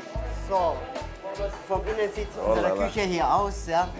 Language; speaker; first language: German; non-native, fluent; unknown